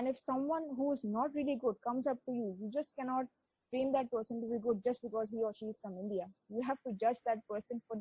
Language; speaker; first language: English; non-native, local second language; Bangla